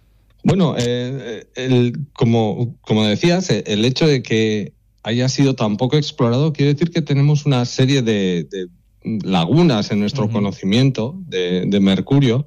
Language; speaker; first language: Spanish; native; Spanish